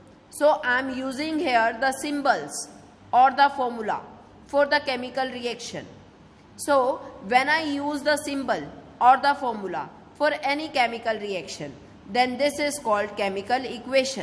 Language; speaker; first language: English; non-native, local second language; Hindi